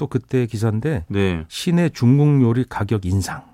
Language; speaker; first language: Korean; native; Korean